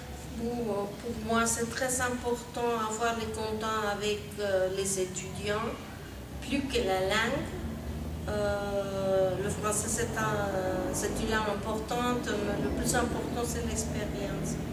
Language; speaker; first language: French; non-native, fluent; Spanish